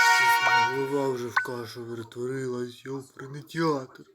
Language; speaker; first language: Greek; non-native, learner; Ukrainian